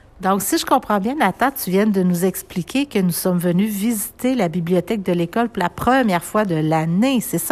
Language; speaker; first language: French; native; French